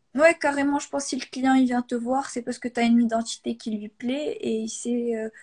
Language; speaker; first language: French; non-native, local second language; Arabic